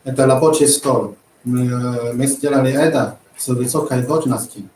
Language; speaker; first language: Russian; non-native, learner; Chinese